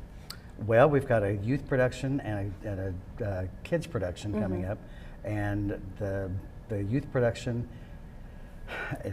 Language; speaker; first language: English; native; English